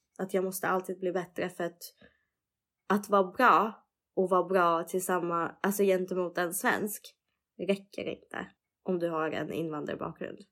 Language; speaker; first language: Swedish; early bilingual, other home language; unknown